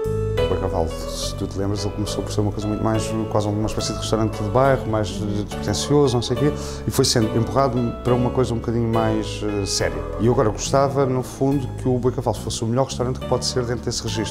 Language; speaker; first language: Portuguese; native; Portuguese